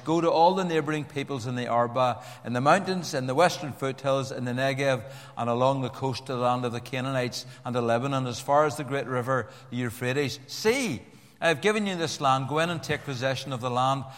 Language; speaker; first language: English; native; English